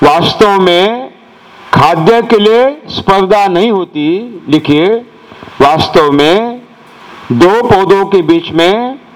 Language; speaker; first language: Hindi; non-native, local second language; Marathi